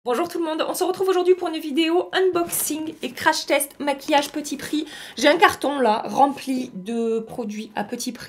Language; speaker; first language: French; native; French